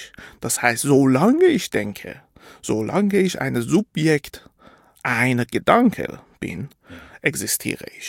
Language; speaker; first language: German; non-native, fluent; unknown